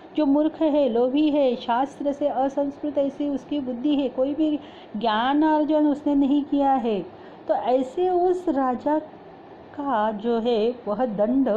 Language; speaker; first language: Hindi; non-native, local second language; Marathi